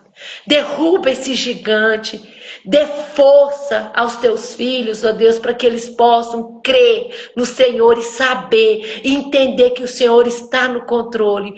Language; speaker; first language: Portuguese; native; Portuguese